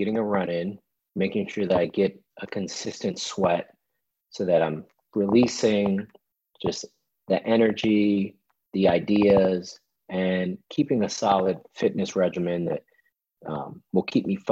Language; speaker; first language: English; native; English